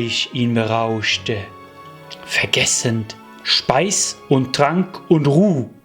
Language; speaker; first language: German; native; German